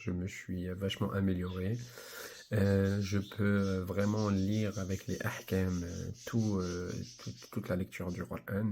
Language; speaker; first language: French; native; French